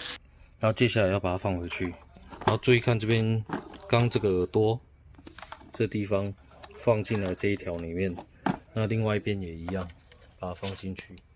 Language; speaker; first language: Chinese; native; Chinese